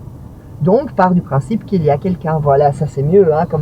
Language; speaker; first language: French; native; French